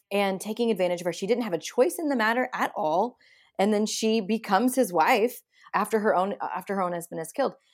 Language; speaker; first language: English; early bilingual, other home language; Hindi